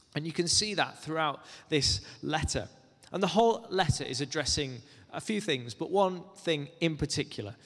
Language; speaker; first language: English; native; English